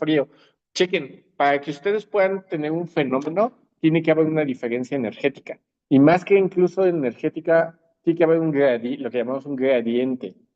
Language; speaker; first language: Spanish; native; Spanish